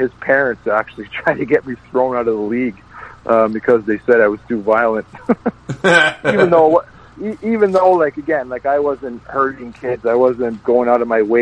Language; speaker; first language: English; native; English